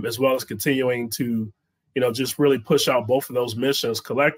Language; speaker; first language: English; native; English